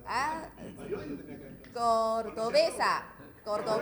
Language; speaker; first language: Spanish; non-native, learner; Chinese